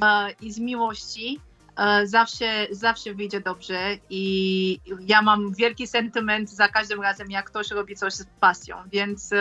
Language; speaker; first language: Polish; non-native, fluent; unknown